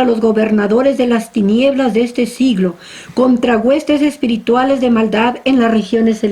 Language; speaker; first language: Spanish; native; Spanish